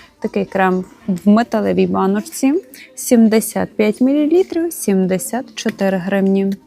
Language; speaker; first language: Ukrainian; native; Ukrainian